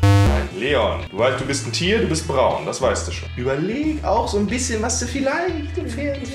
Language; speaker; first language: German; native; German